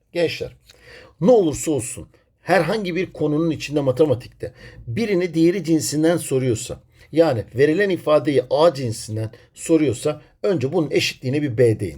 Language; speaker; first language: Turkish; native; Turkish